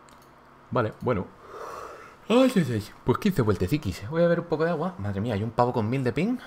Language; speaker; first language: Spanish; native; Spanish